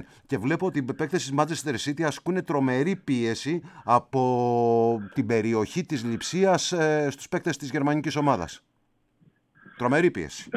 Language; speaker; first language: Greek; native; Greek